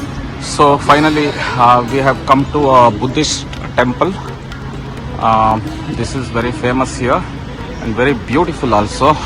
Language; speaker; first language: English; non-native, local second language; Kannada